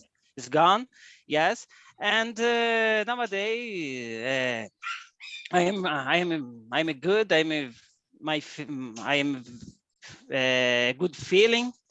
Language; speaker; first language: English; non-native, learner; Portuguese